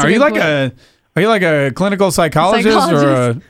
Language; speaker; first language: English; native; English